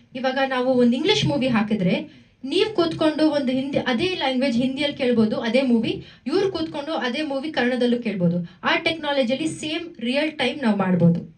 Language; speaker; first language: Kannada; non-native, local second language; Tamil